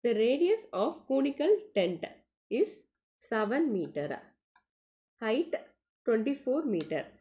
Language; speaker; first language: English; non-native, local second language; Tamil